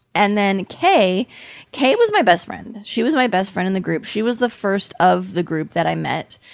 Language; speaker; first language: English; native; English